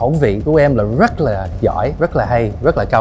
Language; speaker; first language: Vietnamese; early bilingual, heritage; English